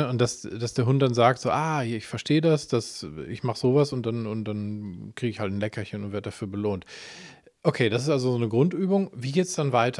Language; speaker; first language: German; native; German